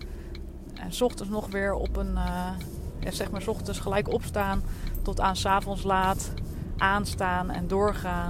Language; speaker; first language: Dutch; native; Dutch